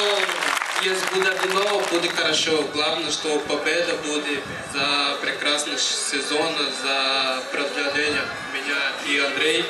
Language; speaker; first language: Russian; non-native, learner; Portuguese